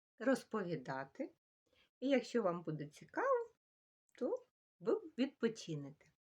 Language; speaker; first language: Ukrainian; non-native, local second language; Russian